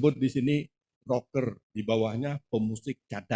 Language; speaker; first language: Indonesian; native; Indonesian